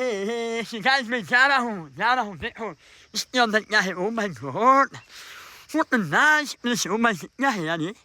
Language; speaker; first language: Hindi; non-native, fluent; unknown